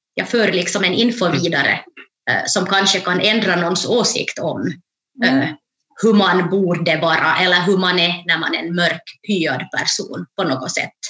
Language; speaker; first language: Swedish; native; Swedish